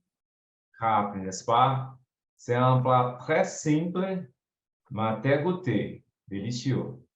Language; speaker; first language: French; non-native, learner; Portuguese